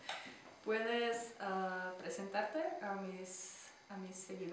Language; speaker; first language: Spanish; non-native, fluent; Czech